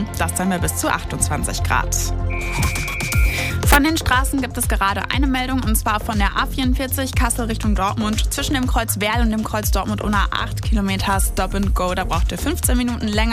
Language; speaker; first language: German; native; German